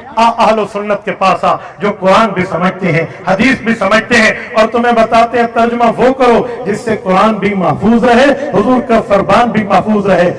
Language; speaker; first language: Urdu; non-native, local second language; Saraiki